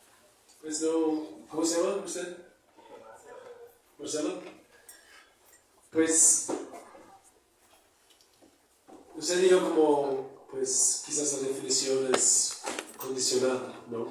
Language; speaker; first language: Spanish; non-native, fluent; English